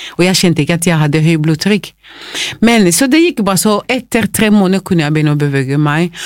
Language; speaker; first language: Norwegian; non-native, fluent; Lingala